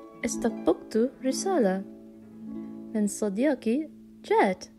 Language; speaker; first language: Arabic; non-native, learner; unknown